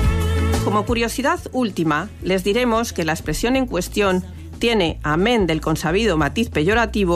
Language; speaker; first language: Spanish; native; Spanish